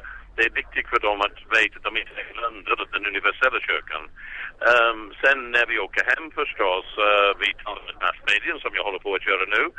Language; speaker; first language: Swedish; non-native, fluent; English